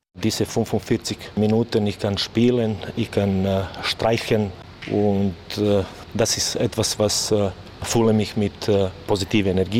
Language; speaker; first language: German; non-native, learner; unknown